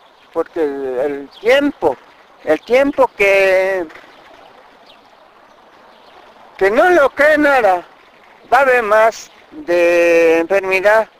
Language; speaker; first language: Spanish; non-native, local second language; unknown